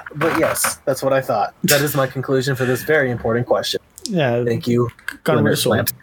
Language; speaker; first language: English; early bilingual, heritage; Spanish